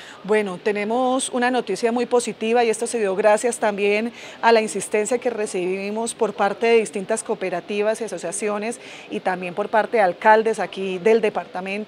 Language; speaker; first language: Spanish; native; Spanish